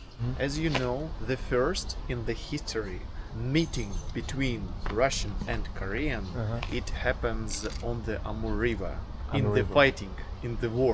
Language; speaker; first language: English; non-native, fluent; Russian